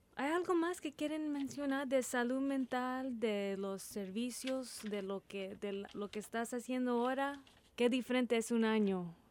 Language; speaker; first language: Spanish; early bilingual, heritage; Spanish